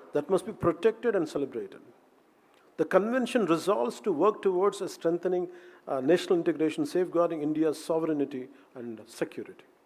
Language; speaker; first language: English; non-native, local second language; Telugu